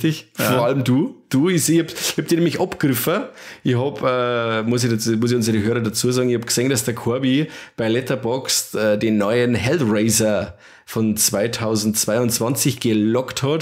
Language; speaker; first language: German; native; German